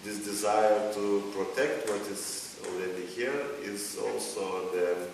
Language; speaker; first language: English; non-native, fluent; Lithuanian